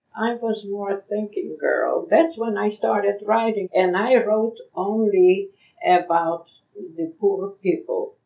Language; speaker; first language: English; non-native, fluent; Yiddish